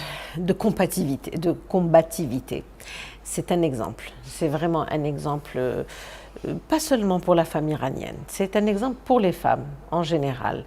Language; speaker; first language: French; non-native, local second language; Arabic